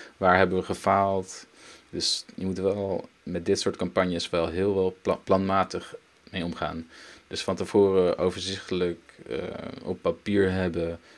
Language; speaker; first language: Dutch; early bilingual, other home language; Turkish